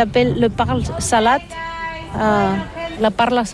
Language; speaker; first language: French; non-native, learner; Catalan